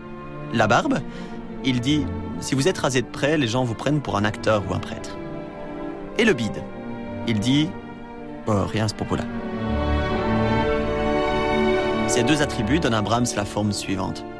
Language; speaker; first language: French; native; French